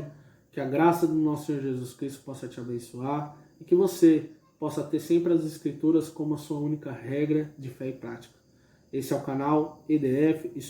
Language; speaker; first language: Portuguese; native; Portuguese